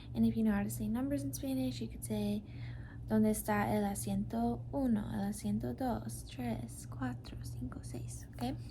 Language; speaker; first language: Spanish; non-native, learner; English